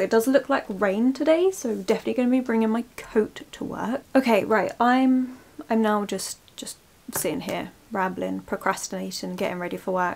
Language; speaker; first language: English; native; English